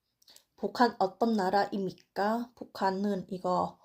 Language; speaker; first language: Korean; non-native, learner; Thai